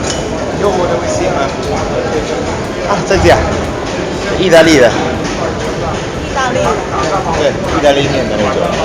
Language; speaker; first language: Chinese; non-native, learner; Italian